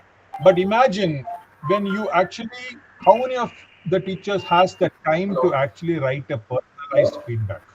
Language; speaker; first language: English; non-native, local second language; Tamil